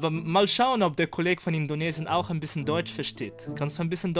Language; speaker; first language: German; non-native, fluent; Portuguese